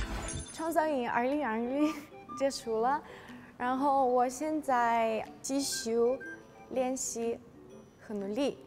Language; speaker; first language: Chinese; non-native, learner; Russian